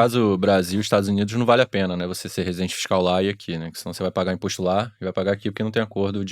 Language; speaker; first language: Portuguese; native; Portuguese